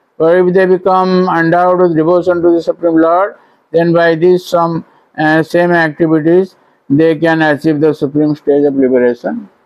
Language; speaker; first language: English; non-native, local second language; Odia